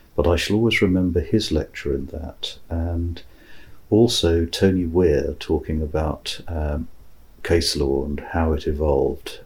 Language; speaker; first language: English; native; English